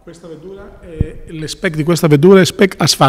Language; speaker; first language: Italian; non-native, learner; Greek